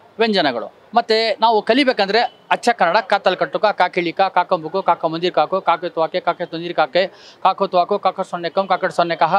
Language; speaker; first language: Kannada; non-native, local second language; Urdu